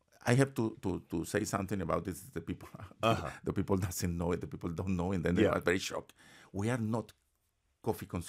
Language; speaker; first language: English; non-native, fluent; Spanish